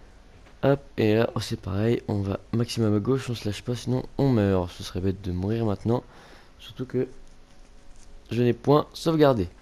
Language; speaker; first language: French; native; French